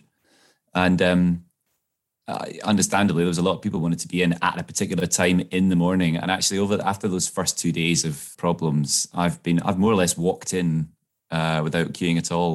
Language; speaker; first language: English; native; English